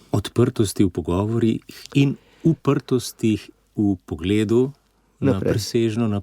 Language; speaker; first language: Slovenian; native; Slovenian